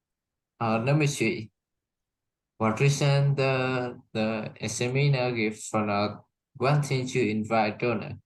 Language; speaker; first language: English; non-native, learner; Vietnamese